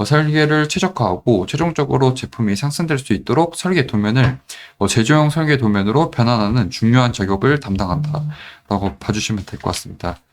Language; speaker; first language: Korean; native; Korean